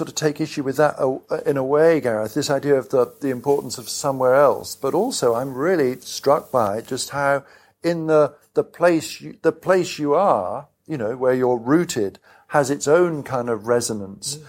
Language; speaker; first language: English; native; English